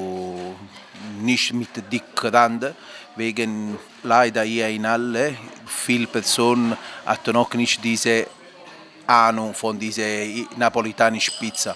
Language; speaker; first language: German; non-native, learner; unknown